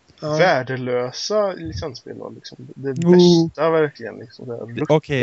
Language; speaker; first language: Swedish; native; Swedish